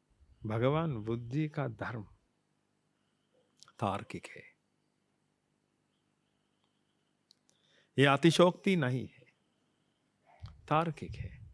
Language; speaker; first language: Hindi; non-native, fluent; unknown